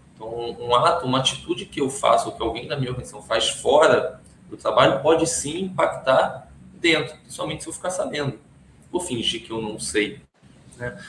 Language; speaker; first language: Portuguese; early bilingual, other home language; Hebrew